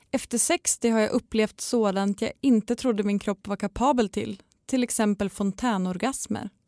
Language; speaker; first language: Swedish; native; Swedish